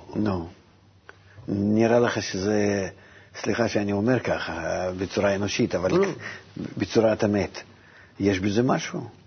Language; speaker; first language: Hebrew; non-native, fluent; Russian